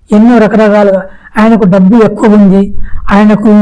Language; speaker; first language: Telugu; native; Telugu